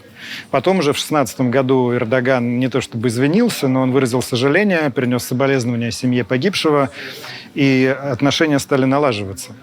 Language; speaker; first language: Russian; native; Russian